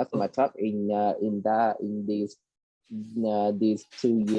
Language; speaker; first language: English; non-native, learner; Vietnamese